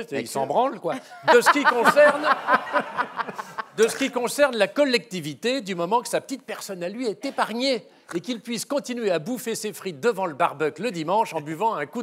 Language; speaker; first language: French; native; French